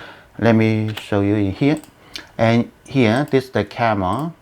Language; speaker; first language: English; non-native, learner; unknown